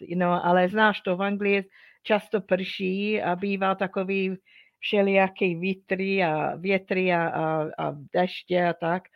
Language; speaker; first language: Czech; non-native, fluent; English